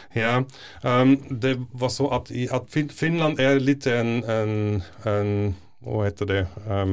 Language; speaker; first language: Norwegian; non-native, fluent; German